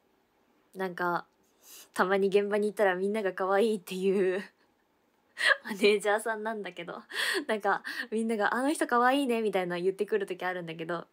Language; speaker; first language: Japanese; native; Japanese